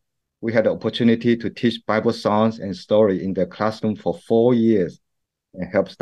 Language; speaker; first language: English; non-native, local second language; Min Nan Chinese